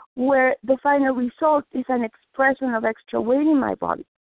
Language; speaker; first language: English; non-native, fluent; Spanish